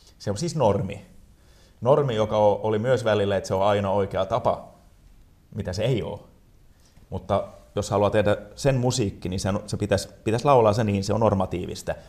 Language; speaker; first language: Finnish; non-native, local second language; Swedish